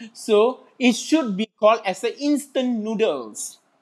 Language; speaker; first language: English; non-native, local second language; Malay